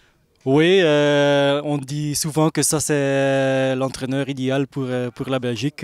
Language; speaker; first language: French; non-native, local second language; Dutch